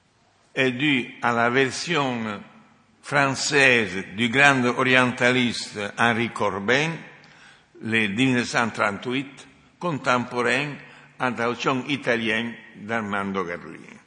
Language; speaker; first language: French; non-native, fluent; Italian